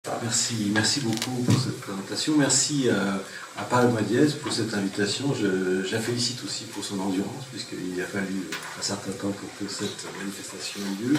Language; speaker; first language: French; native; French